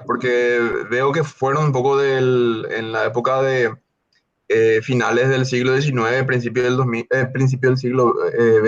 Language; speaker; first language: Spanish; native; Spanish